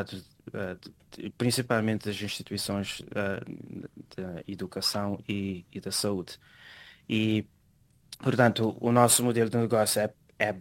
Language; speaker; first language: Portuguese; non-native, local second language; Kabuverdianu